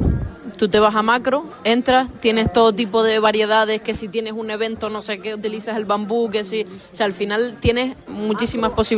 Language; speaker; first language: Spanish; native; Spanish